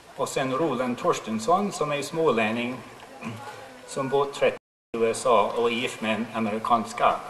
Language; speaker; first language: Swedish; non-native, fluent; English